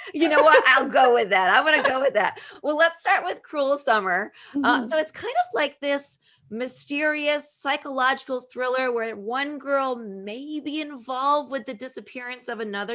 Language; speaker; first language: English; native; English